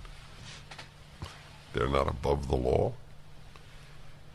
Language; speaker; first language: English; native; English